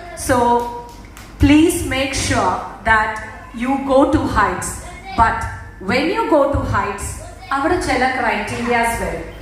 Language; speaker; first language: English; non-native, local second language; Malayalam